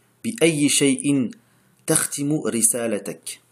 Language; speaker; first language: Arabic; non-native, fluent; French